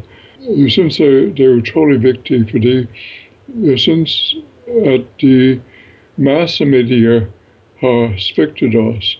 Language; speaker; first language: Danish; non-native, fluent; English